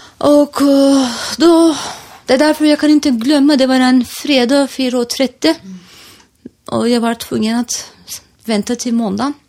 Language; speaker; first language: Swedish; non-native, fluent; Turkish